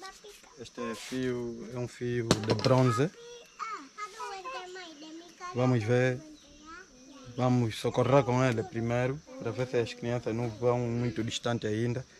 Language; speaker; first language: Portuguese; non-native, fluent; Vietnamese